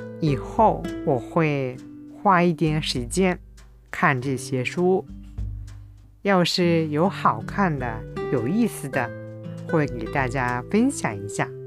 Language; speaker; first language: Chinese; non-native, fluent; Japanese